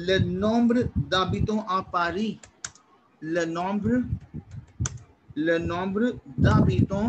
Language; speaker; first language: French; non-native, learner; Hindi